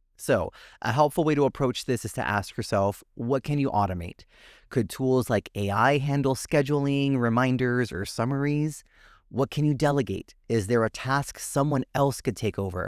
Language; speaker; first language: English; native; English